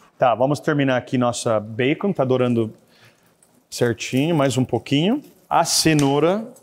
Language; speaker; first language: Portuguese; non-native, fluent; French